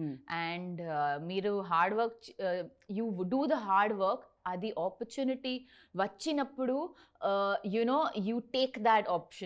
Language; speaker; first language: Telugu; non-native, learner; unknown